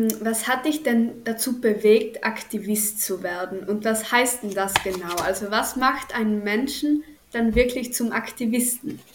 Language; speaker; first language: German; native; German